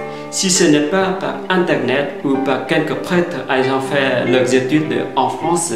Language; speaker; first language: French; non-native, fluent; Vietnamese